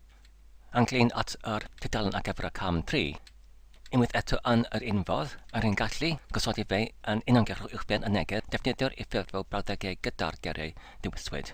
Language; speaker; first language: Welsh; non-native, fluent; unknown